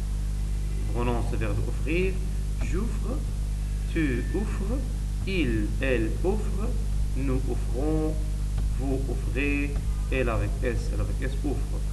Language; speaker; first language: French; non-native, learner; Arabic